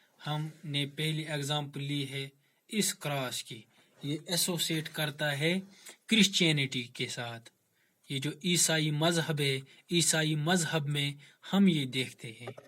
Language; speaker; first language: Urdu; non-native, local second language; Kashmiri